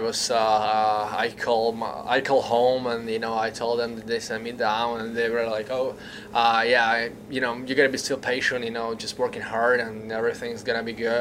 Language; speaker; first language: English; non-native, learner; Czech